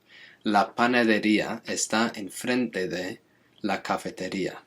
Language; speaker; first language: Spanish; non-native, fluent; English